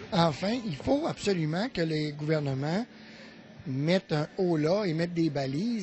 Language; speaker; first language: French; native; French